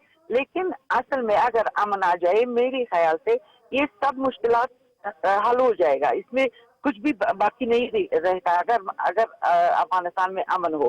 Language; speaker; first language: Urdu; non-native, fluent; Persian